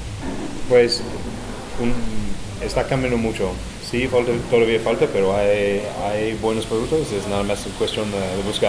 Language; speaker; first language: Spanish; non-native, fluent; English